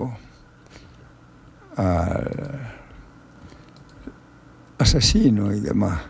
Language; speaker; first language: Spanish; native; Spanish